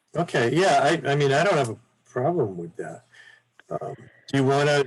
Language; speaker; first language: English; native; English